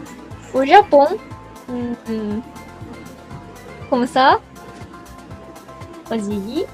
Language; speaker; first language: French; non-native, learner; Japanese